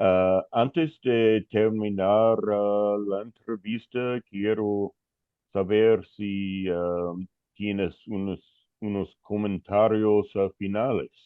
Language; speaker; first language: Spanish; non-native, fluent; English